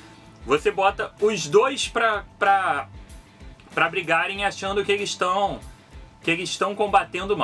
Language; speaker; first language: Portuguese; native; Portuguese